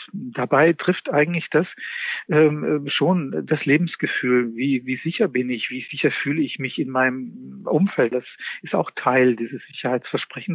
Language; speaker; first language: German; native; German